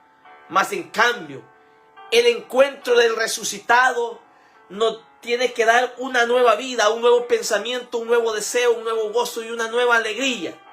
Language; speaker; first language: Spanish; native; Spanish